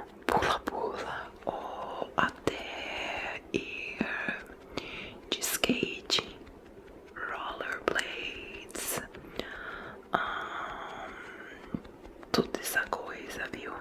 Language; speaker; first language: Portuguese; non-native, fluent; Italian